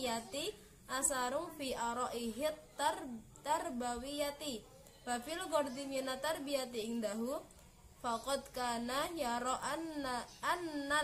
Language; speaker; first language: Arabic; non-native, learner; Indonesian